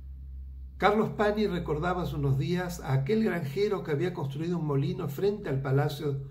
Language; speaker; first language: Spanish; native; Spanish